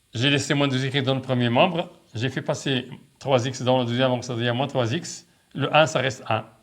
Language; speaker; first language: French; non-native, local second language; Arabic